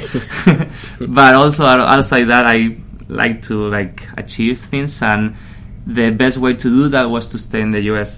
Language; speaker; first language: English; non-native, fluent; Spanish